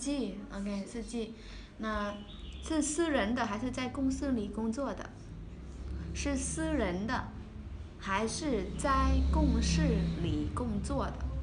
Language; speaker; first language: Chinese; non-native, fluent; Vietnamese